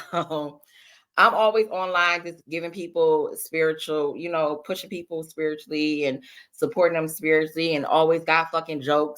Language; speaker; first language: English; native; English